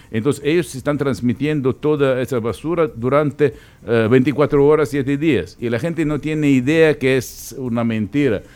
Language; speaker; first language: Spanish; non-native, fluent; Ukrainian